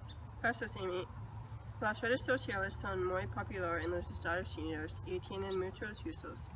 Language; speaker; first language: Spanish; non-native, learner; English